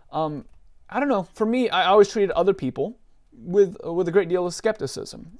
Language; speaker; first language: English; native; English